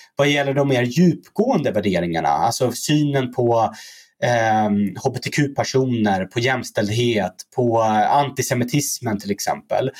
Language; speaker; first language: Swedish; early bilingual, other home language; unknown